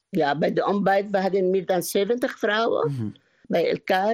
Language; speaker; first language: Dutch; non-native, learner; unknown